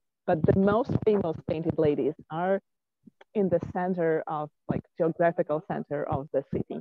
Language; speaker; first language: English; non-native, fluent; Ukrainian